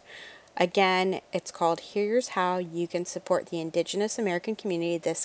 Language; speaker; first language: English; native; English